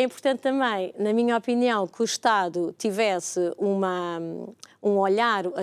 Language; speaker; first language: Portuguese; native; Portuguese